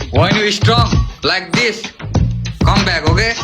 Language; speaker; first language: English; non-native, learner; Nepali